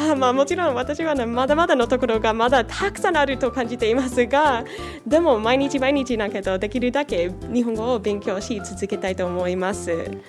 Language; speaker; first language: Japanese; non-native, fluent; English